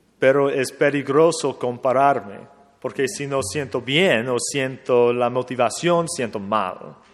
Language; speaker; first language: Spanish; non-native, fluent; English